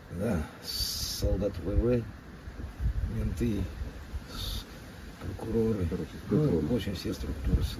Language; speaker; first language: Russian; native; Russian